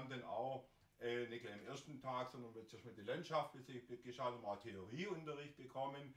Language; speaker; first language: German; native; German